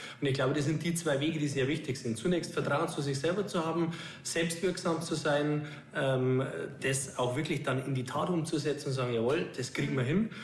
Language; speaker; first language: German; native; German